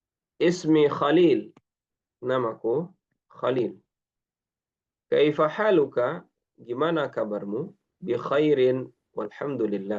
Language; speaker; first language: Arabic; non-native, fluent; Indonesian